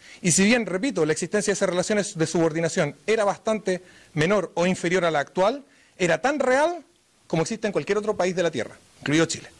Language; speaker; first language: Spanish; native; Spanish